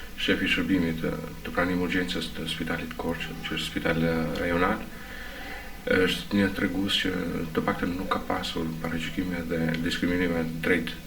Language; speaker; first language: Albanian; non-native, local second language; Romany